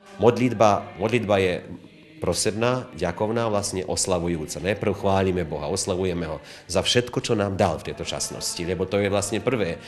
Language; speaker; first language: Slovak; native; Slovak